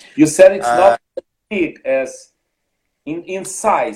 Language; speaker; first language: English; non-native, fluent; Portuguese